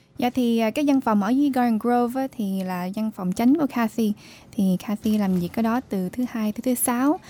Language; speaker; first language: Vietnamese; early bilingual, heritage; Vietnamese